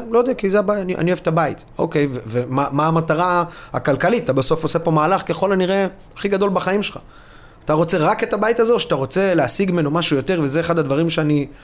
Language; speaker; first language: Hebrew; early bilingual, other home language; Russian